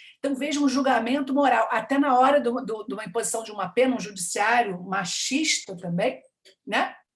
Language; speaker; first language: Portuguese; native; Portuguese